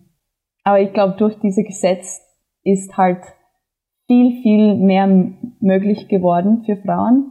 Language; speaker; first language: German; non-native, fluent; English